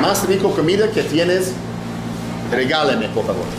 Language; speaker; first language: Spanish; non-native, learner; English